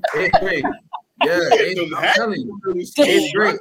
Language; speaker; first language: English; early bilingual, other home language; Yoruba